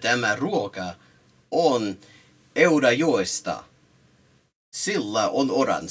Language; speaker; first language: Finnish; non-native, learner; English